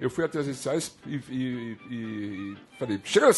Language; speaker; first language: Portuguese; native; Portuguese